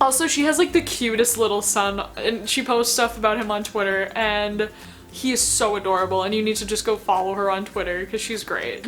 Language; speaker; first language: English; native; English